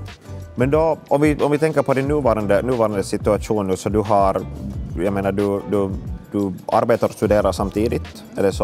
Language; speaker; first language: Swedish; native; Swedish